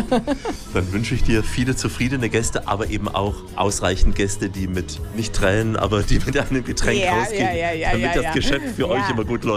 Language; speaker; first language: German; native; German